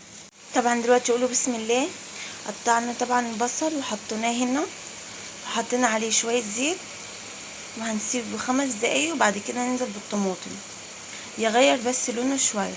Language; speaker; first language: Arabic; native; Arabic